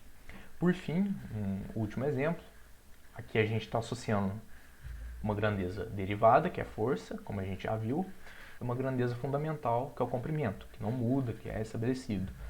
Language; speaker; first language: Portuguese; native; Portuguese